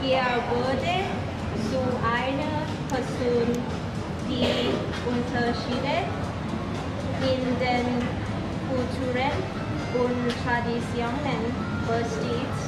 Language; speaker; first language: German; non-native, learner; Thai